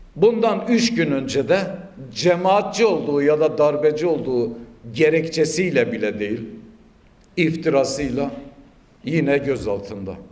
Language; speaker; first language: Turkish; native; Turkish